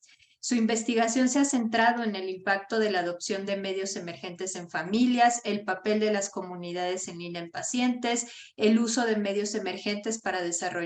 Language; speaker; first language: Spanish; native; Spanish